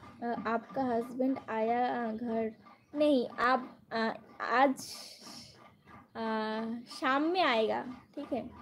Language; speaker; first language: Hindi; non-native, local second language; Bangla